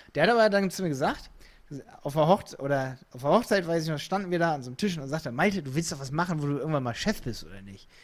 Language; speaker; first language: German; native; German